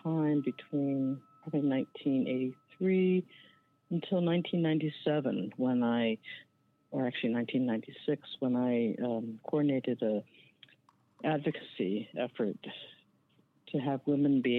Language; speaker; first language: English; native; English